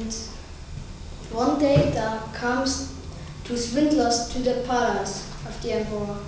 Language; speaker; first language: English; non-native, learner; German